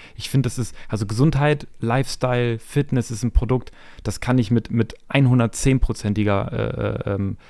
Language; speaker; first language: German; native; German